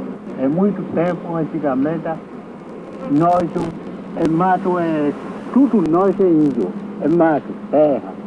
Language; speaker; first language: Portuguese; non-native, local second language; Kayapó